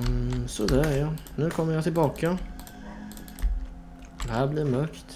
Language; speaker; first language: Swedish; non-native, fluent; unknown